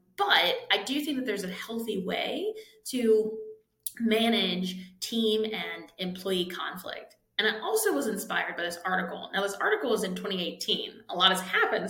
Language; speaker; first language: English; native; English